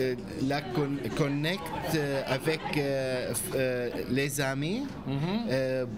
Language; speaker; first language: French; non-native, learner; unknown